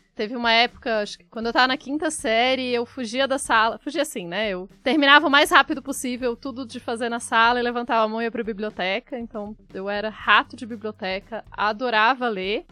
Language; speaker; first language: Portuguese; native; Portuguese